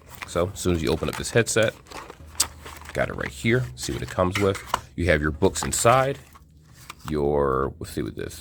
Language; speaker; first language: English; native; English